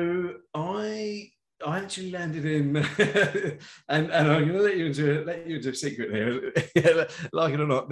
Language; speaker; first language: English; native; English